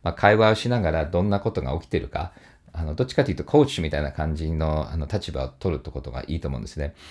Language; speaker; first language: Japanese; native; Japanese